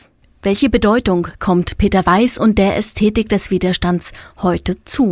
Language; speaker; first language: German; native; German